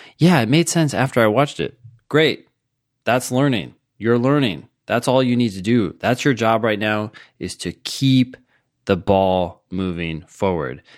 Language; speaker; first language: English; native; English